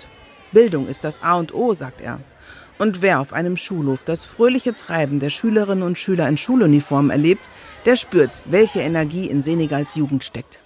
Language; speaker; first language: German; native; German